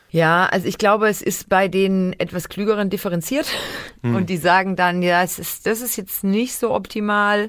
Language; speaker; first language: German; native; German